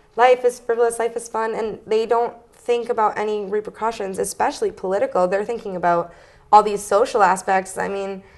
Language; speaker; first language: English; native; English